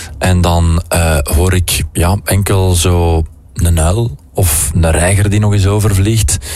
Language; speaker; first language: Dutch; native; Dutch